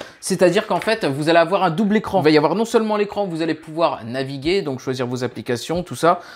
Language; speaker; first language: French; native; French